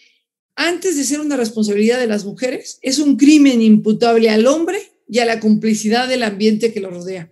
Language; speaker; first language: Spanish; native; Spanish